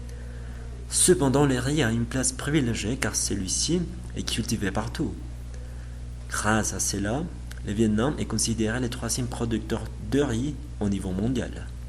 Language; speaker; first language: French; non-native, learner; Spanish